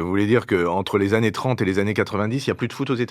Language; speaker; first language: French; native; French